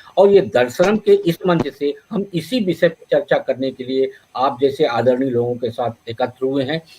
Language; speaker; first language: Hindi; native; Hindi